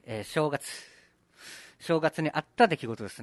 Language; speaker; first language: Japanese; native; Japanese